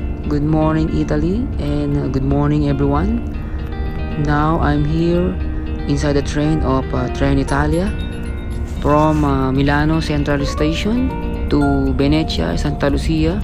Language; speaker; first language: English; non-native, local second language; Filipino